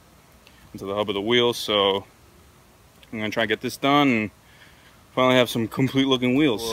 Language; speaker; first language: English; native; English